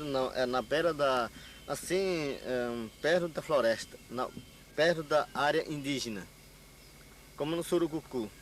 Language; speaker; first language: Portuguese; non-native, local second language; Yanomámi